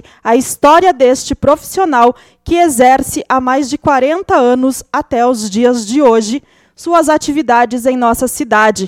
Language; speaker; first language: Portuguese; native; Portuguese